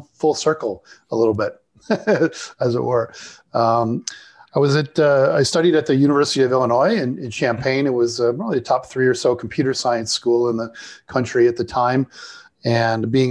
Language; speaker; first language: English; native; English